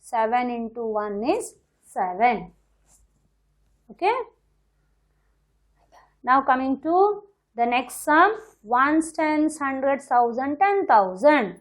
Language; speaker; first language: English; non-native, local second language; Hindi